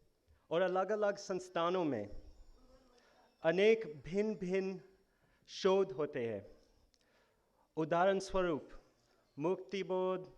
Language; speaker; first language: Hindi; non-native, fluent; English